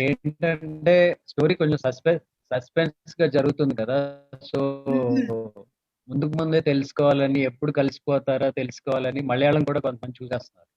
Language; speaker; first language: Telugu; native; Telugu